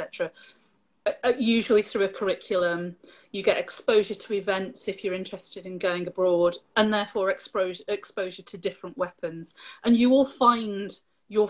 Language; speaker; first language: English; native; English